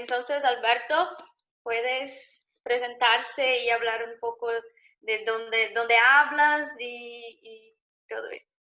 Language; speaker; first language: Spanish; non-native, learner; Portuguese